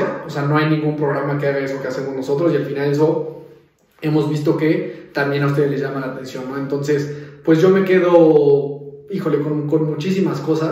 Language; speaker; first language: Spanish; native; Spanish